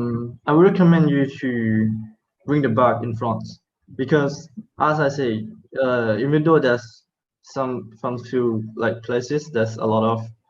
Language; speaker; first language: English; non-native, fluent; Thai